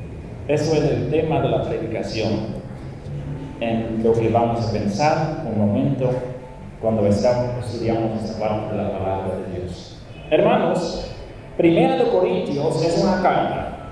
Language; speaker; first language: Spanish; non-native, fluent; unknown